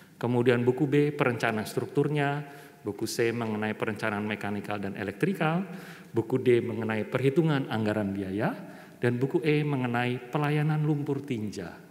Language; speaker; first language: Indonesian; native; Indonesian